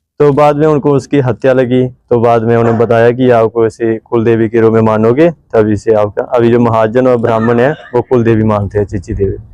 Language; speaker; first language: Hindi; non-native, local second language; Dogri